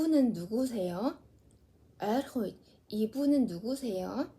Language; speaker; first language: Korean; non-native, fluent; Mongolian